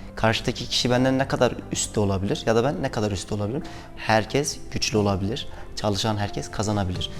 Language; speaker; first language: Turkish; native; Turkish